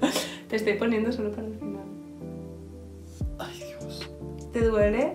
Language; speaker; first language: Spanish; native; Spanish